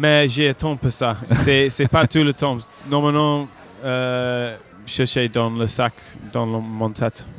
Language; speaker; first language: French; non-native, learner; English